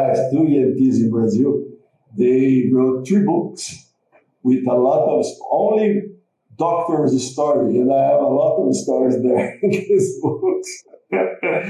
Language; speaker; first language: English; non-native, learner; Portuguese